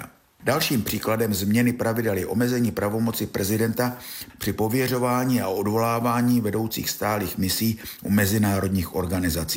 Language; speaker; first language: Czech; native; Czech